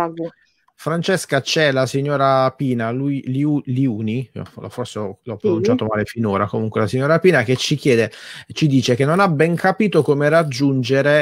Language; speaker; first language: Italian; native; Italian